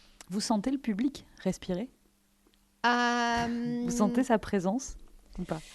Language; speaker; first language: French; native; French